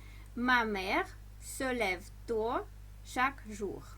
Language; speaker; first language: French; non-native, fluent; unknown